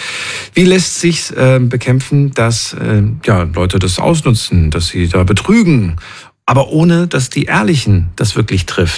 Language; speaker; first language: German; native; German